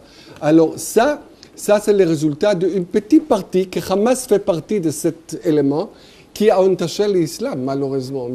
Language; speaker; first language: French; non-native, fluent; Hebrew